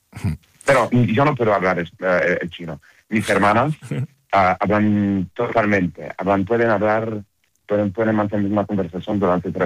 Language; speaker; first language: Spanish; non-native, learner; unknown